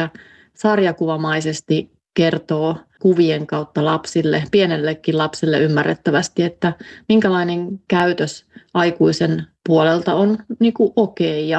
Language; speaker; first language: Finnish; native; Finnish